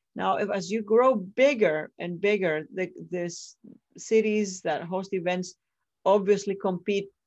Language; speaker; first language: English; non-native, fluent; Greek